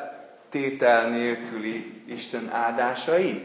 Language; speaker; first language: Hungarian; non-native, fluent; English